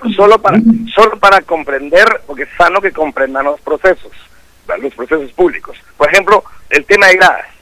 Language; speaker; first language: Spanish; native; Spanish